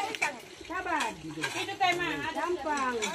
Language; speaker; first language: Malay; native; Malay